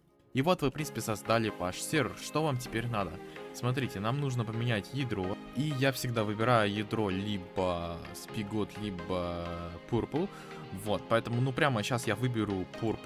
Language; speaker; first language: Russian; native; Russian